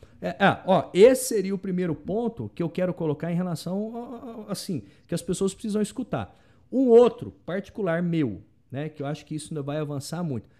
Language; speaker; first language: Portuguese; native; Portuguese